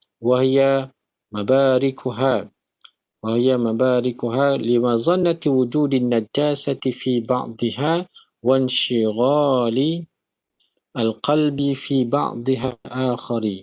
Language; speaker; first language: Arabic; non-native, fluent; Malay